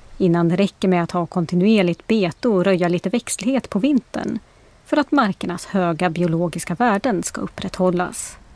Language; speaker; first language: Swedish; native; Swedish